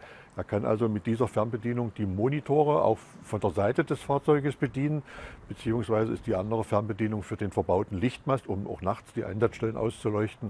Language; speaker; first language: German; native; German